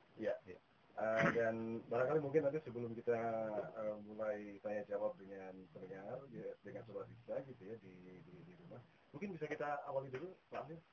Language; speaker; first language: Indonesian; native; Indonesian